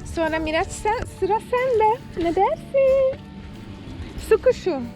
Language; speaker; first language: Turkish; non-native, fluent; Hungarian